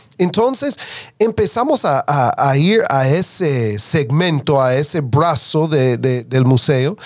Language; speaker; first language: Spanish; non-native, fluent; English